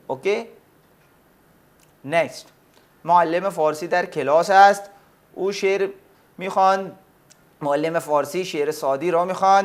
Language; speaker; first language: Persian; non-native, fluent; Urdu